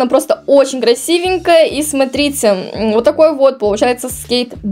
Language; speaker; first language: Russian; native; Russian